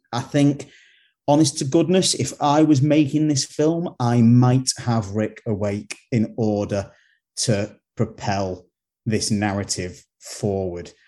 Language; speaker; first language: English; native; English